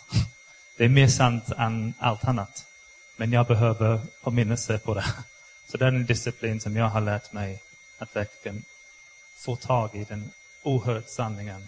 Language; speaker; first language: Swedish; non-native, fluent; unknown